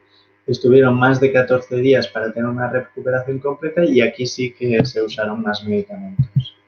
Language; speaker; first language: Spanish; native; Spanish